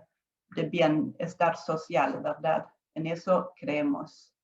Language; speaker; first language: Spanish; non-native, fluent; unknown